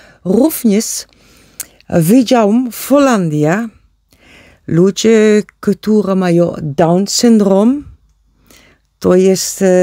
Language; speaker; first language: Polish; non-native, learner; Dutch